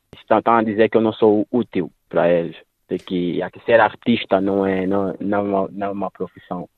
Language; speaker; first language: Portuguese; early bilingual, other home language; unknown